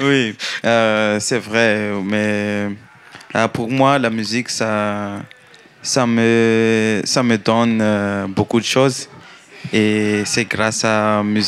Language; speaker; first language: French; non-native, learner; Malagasy